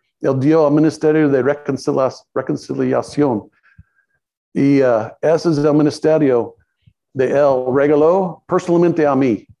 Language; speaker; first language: Spanish; non-native, learner; English